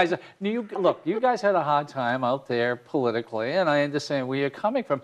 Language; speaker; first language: English; native; English